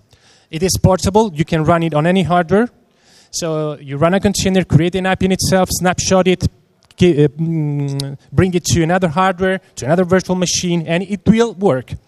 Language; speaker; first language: English; non-native, fluent; Italian